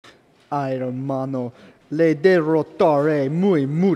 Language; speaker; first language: Spanish; non-native, learner; English